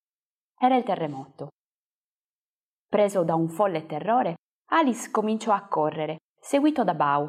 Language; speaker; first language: Italian; native; Italian